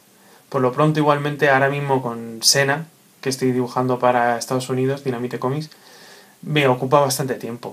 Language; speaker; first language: Spanish; native; Spanish